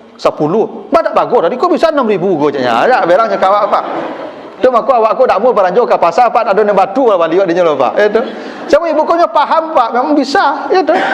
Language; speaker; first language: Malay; non-native, local second language; Minangkabau